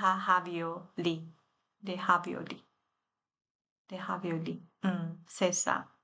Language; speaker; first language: French; non-native, learner; Chinese